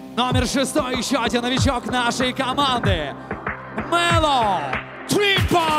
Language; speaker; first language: Russian; native; Russian